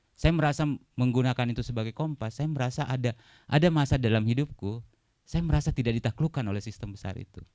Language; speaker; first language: Indonesian; non-native, local second language; Buginese